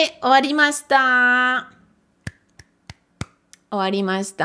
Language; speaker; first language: Japanese; non-native, fluent; French